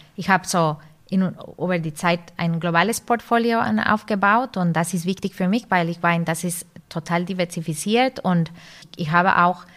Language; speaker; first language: German; non-native, fluent; Spanish